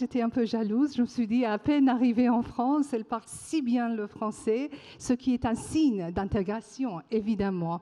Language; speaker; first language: French; non-native, fluent; Persian